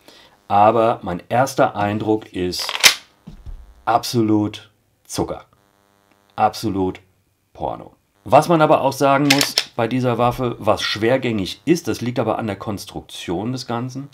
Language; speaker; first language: German; native; German